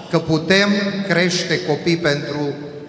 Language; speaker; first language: Romanian; non-native, fluent; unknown